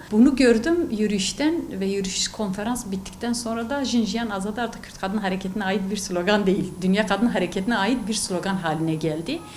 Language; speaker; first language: Turkish; non-native, local second language; Kurdish